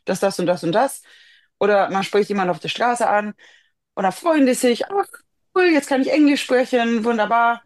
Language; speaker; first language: German; non-native, fluent; Swedish